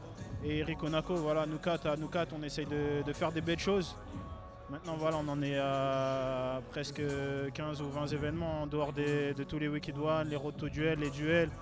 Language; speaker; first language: French; native; French